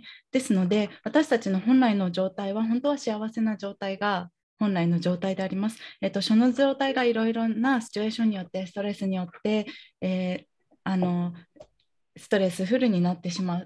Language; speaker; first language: Japanese; native; Japanese